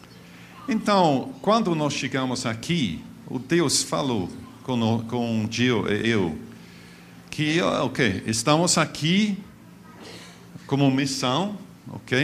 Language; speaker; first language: Portuguese; non-native, fluent; English